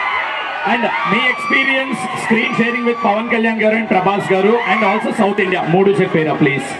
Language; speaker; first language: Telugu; native; Telugu